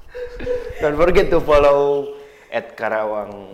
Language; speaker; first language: English; non-native, learner; Indonesian